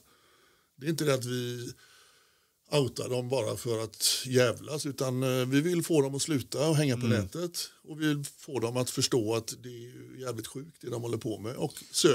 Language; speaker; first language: Swedish; native; Swedish